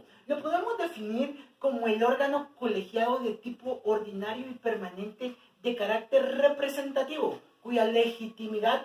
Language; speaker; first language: Spanish; native; Spanish